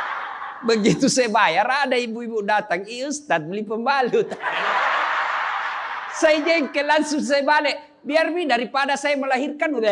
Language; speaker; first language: Indonesian; native; Indonesian